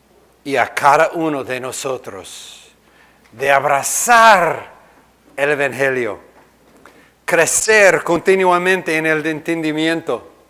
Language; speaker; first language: Spanish; non-native, fluent; English